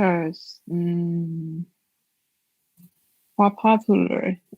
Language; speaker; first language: English; non-native, learner; Chinese